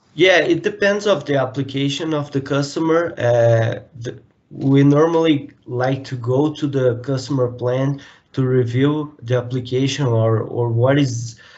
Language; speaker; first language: English; non-native, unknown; Portuguese